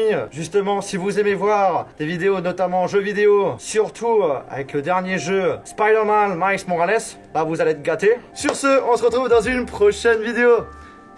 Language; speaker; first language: French; native; French